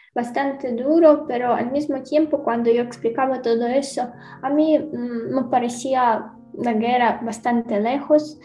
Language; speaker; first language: Spanish; non-native, learner; Ukrainian